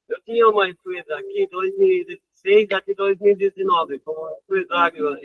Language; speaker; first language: Portuguese; non-native, learner; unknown